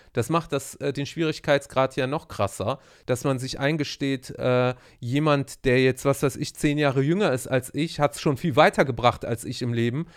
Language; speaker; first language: German; native; German